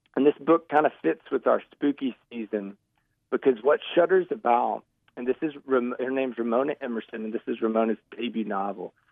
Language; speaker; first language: English; native; English